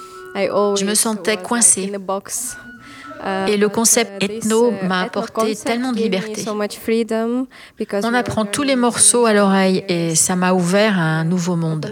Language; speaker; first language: French; non-native, fluent; Ukrainian